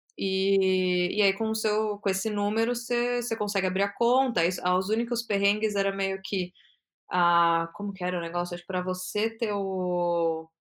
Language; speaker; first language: Portuguese; native; Portuguese